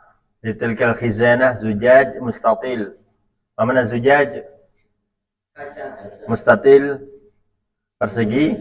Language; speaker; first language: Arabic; non-native, learner; Indonesian